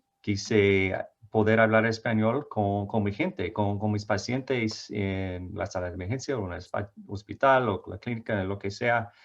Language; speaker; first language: Spanish; non-native, fluent; English